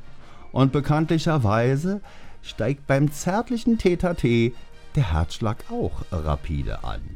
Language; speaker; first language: German; native; German